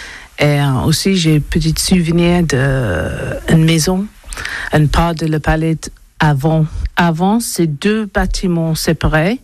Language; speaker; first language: French; non-native, learner; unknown